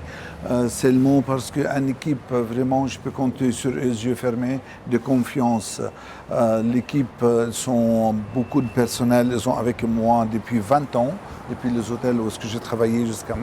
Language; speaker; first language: French; non-native, local second language; Arabic